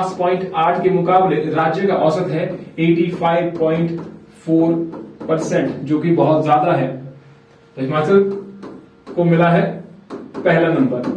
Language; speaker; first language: Hindi; native; Hindi